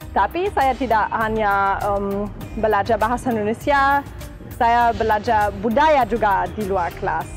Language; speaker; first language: Indonesian; non-native, learner; German